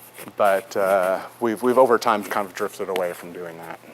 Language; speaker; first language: English; native; English